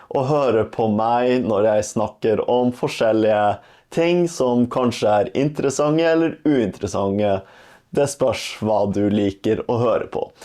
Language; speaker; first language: Norwegian; native; Norwegian